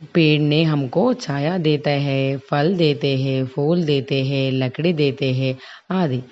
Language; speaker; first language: Hindi; non-native, local second language; Telugu